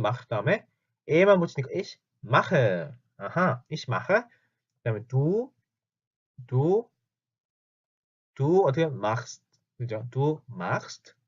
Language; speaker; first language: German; non-native, fluent; Korean